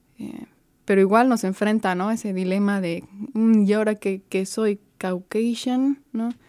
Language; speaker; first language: Spanish; native; Spanish